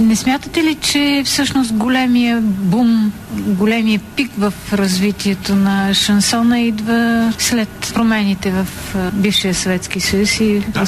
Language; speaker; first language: Bulgarian; native; Bulgarian